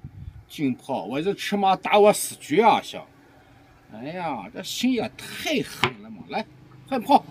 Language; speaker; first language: Chinese; native; Chinese